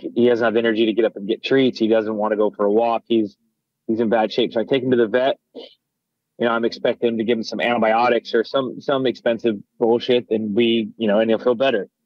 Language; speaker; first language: English; native; English